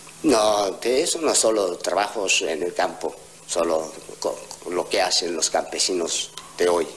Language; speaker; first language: Spanish; non-native, fluent; Korean